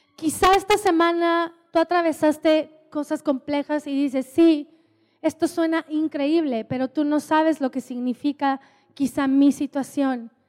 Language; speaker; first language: Spanish; native; Spanish